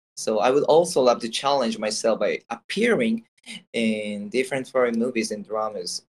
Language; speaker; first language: English; non-native, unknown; Japanese